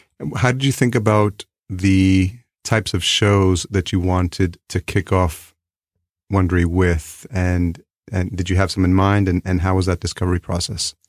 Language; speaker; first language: English; early bilingual, other home language; Spanish